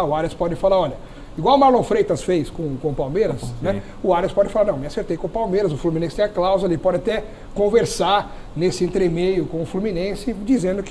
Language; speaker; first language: Portuguese; native; Portuguese